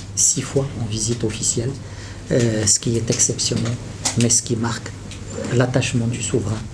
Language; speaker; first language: French; non-native, local second language; Arabic